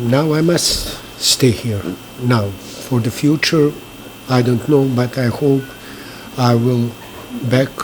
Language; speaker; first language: English; non-native, learner; Bosnian